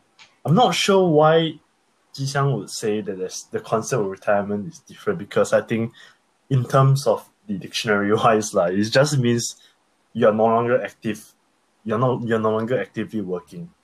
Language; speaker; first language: English; early bilingual, other home language; Korean